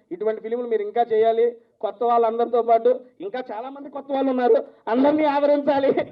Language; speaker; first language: Telugu; native; Telugu